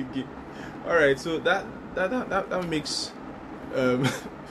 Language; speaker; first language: English; non-native, local second language; Yoruba